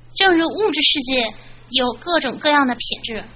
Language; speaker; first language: Chinese; native; Chinese